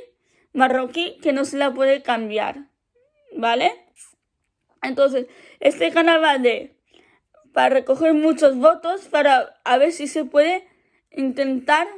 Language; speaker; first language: Spanish; early bilingual, other home language; Arabic